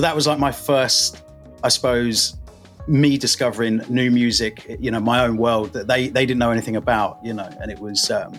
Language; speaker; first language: English; native; English